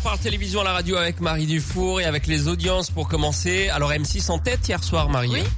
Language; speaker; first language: French; native; French